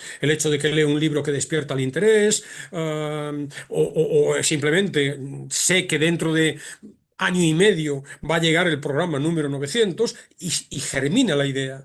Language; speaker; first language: Spanish; native; Spanish